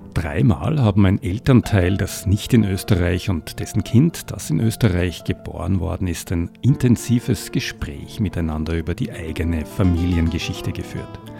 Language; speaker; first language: German; native; German